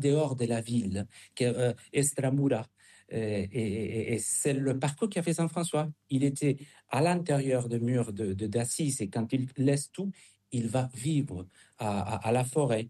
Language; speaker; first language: French; non-native, fluent; Spanish